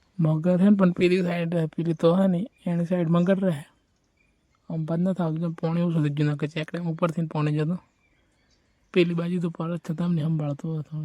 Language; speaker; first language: Gujarati; native; Gujarati